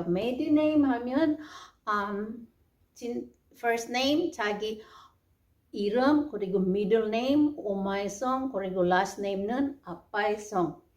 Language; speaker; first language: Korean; non-native, learner; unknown